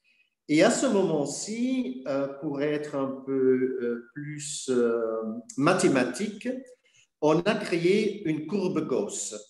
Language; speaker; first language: French; non-native, fluent; Dutch